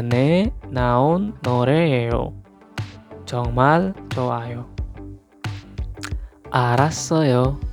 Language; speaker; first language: Korean; non-native, fluent; Indonesian